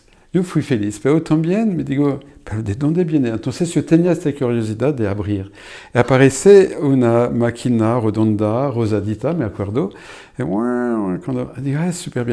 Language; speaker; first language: Spanish; non-native, fluent; French